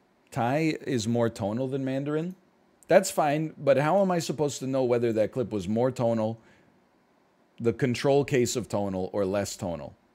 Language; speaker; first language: English; native; English